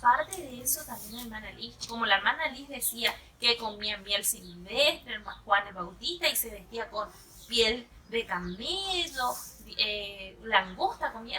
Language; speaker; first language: Spanish; native; Spanish